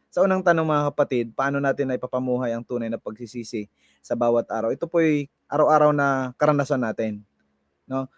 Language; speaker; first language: Filipino; non-native, local second language; Hiligaynon